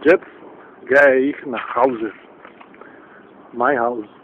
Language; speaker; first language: German; non-native, learner; Spanish